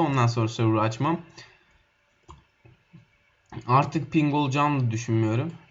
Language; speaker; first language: Turkish; native; Turkish